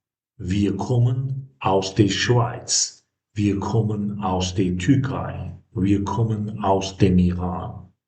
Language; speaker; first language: German; non-native, fluent; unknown